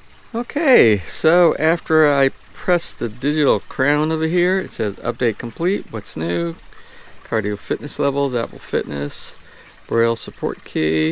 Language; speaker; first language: English; native; English